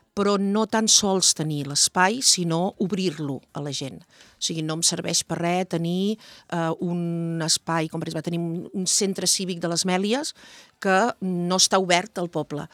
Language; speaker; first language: Catalan; native; Catalan